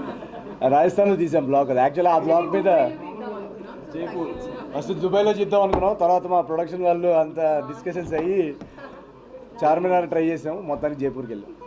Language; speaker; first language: Telugu; native; Telugu